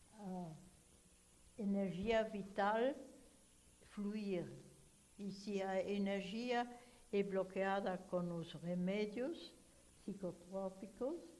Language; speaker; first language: Portuguese; non-native, fluent; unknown